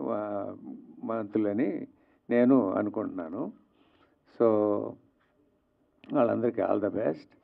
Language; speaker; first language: Telugu; native; Telugu